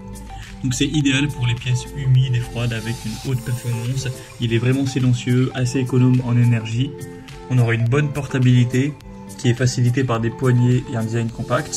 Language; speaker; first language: French; native; French